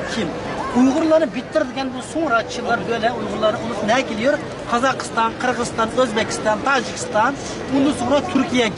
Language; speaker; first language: Turkish; non-native, learner; Uyghur